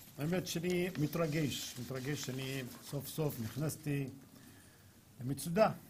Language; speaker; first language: Hebrew; non-native, local second language; Arabic